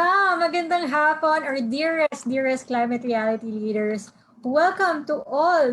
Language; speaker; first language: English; non-native, local second language; Filipino